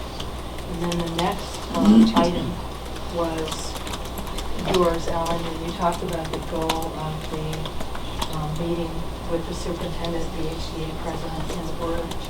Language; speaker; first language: English; native; English